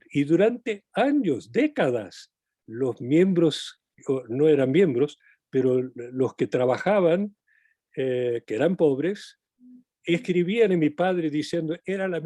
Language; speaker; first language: Spanish; non-native, fluent; English